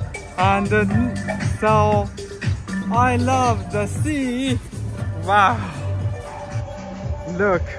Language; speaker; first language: English; non-native, learner; Chinese